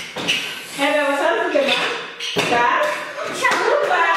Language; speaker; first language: German; non-native, learner; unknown